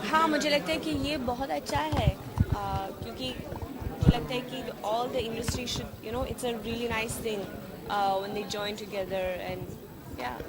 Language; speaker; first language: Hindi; non-native, learner; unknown